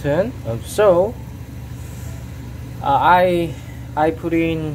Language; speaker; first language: English; non-native, learner; Korean